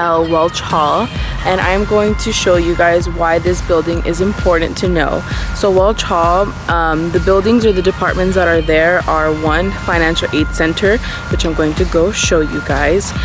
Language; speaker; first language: English; native; English